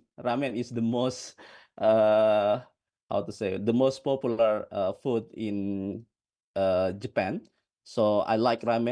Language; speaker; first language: English; non-native, fluent; Indonesian